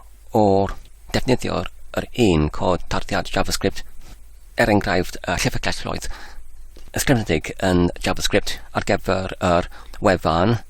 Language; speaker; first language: Welsh; non-native, learner; English